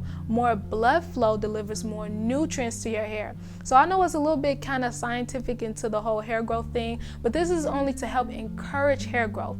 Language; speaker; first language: English; native; English